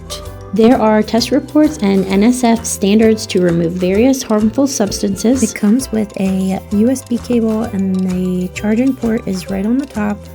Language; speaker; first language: English; native; English